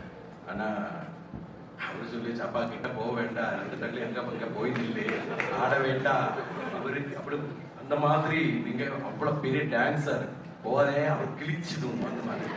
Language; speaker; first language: Tamil; non-native, learner; Malayalam